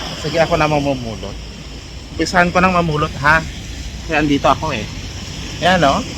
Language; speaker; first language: Filipino; native; Filipino